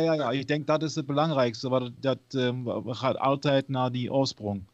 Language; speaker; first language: Dutch; non-native, learner; German